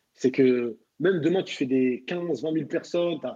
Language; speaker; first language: French; native; French